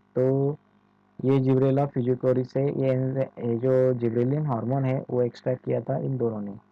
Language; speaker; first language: Hindi; non-native, local second language; Marathi